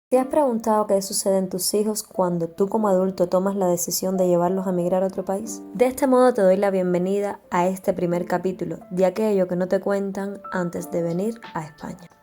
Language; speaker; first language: Spanish; native; Spanish